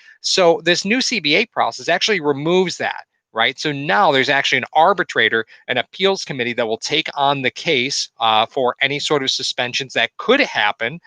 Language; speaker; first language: English; native; English